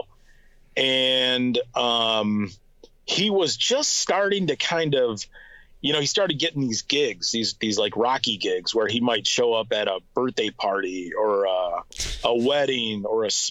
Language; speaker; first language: English; native; English